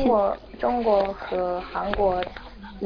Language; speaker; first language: Chinese; non-native, learner; Korean